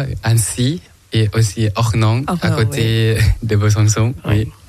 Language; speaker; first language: French; non-native, learner; Thai